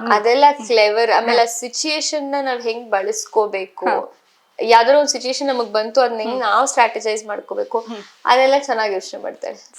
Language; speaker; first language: Kannada; native; Kannada